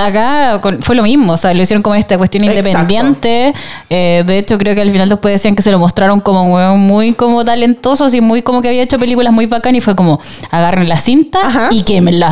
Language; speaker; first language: Spanish; native; Spanish